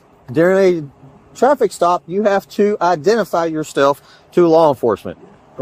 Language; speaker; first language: English; native; English